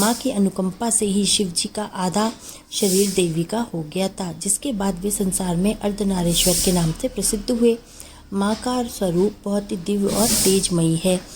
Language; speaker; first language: Hindi; native; Hindi